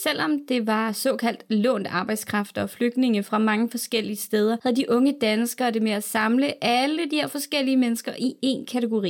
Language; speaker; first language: Danish; native; Danish